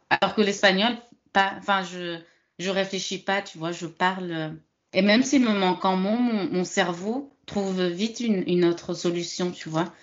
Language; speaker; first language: French; early bilingual, other home language; Spanish